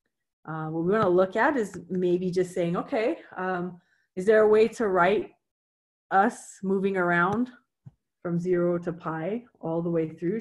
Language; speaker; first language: English; native; English